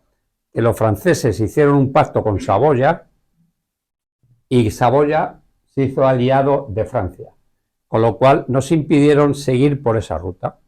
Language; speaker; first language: Spanish; native; Spanish